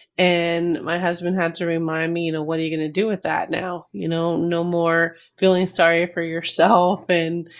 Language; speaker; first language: English; native; English